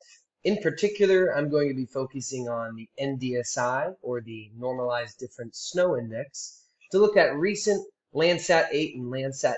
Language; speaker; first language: English; native; English